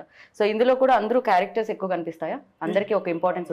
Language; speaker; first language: Telugu; native; Telugu